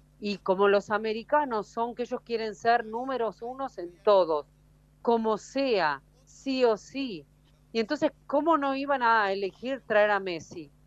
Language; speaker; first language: Spanish; native; Spanish